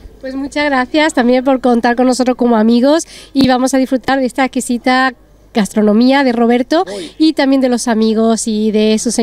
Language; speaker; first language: Spanish; native; Spanish